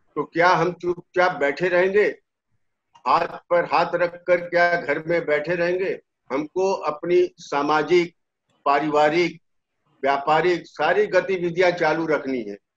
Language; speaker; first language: Hindi; native; Hindi